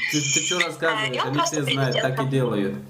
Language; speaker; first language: Russian; non-native, learner; Tajik